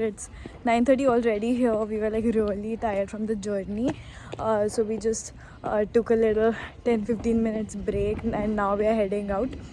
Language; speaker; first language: English; non-native, local second language; Hindi